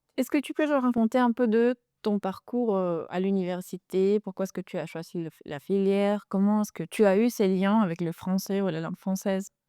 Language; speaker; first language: French; non-native, fluent; Spanish